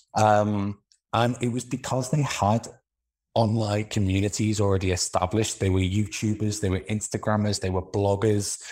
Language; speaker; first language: English; native; English